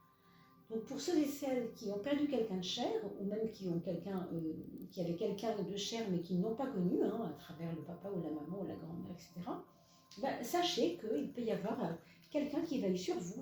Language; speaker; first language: French; native; French